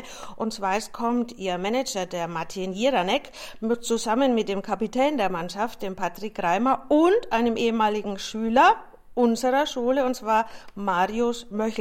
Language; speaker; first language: German; native; German